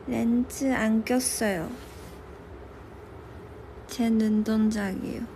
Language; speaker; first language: Korean; non-native, local second language; Chinese